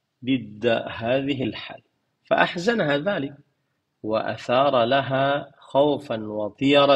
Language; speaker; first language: Arabic; non-native, fluent; Indonesian